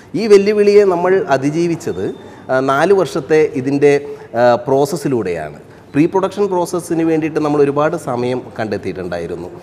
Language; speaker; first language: Malayalam; native; Malayalam